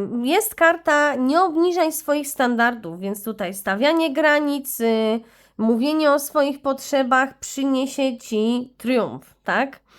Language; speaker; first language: Polish; native; Polish